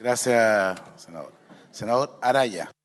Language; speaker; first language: Spanish; native; Spanish